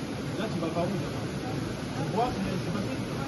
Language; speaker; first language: French; native; French